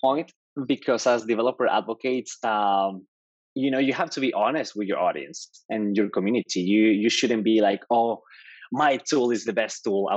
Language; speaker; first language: English; non-native, fluent; Spanish